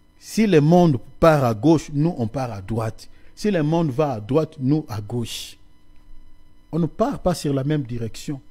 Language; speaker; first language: French; non-native, local second language; Lingala